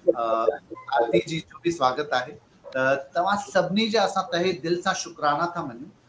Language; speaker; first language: Sindhi; early bilingual, heritage; Sindhi